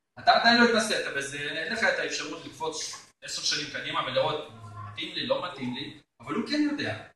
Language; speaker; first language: Hebrew; native; Hebrew